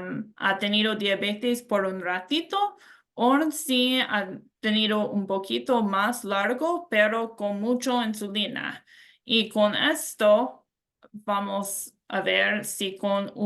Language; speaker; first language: Spanish; non-native, learner; English